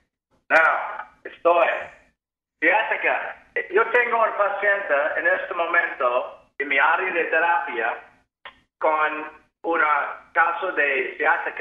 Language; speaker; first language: Spanish; non-native, fluent; English